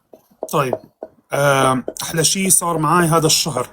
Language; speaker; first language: Arabic; native; Arabic